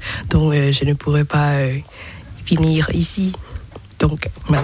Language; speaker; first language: French; non-native, learner; Thai